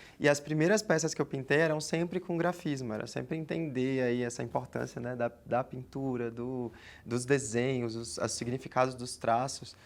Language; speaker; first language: Portuguese; native; Portuguese